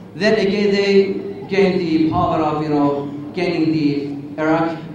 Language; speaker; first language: English; non-native, fluent; Persian